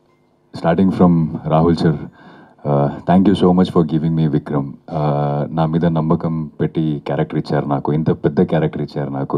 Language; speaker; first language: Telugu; non-native, fluent; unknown